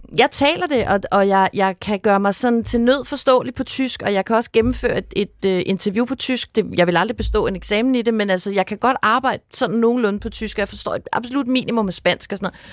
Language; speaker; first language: Danish; native; Danish